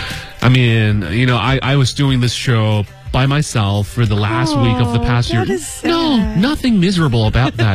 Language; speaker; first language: English; native; English